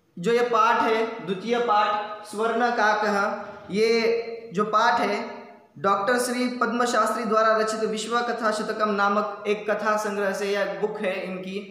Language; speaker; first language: Hindi; non-native, local second language; Marathi